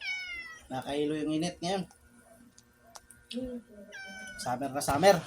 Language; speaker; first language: Filipino; native; Filipino